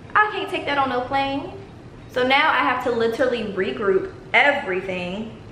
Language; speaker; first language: English; native; English